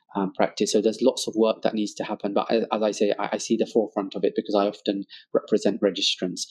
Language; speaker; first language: English; early bilingual, other home language; Bangla